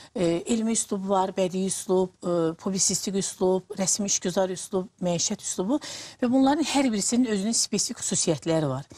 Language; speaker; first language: Azerbaijani; native; Azerbaijani